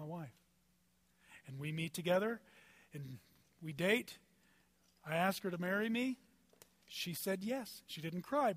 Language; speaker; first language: English; native; English